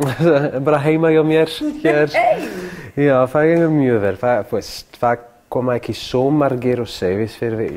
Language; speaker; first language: Icelandic; non-native, learner; French